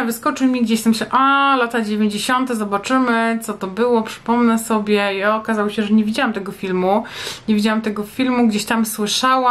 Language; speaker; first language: Polish; native; Polish